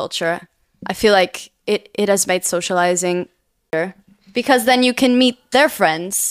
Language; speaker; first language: English; non-native, fluent; Portuguese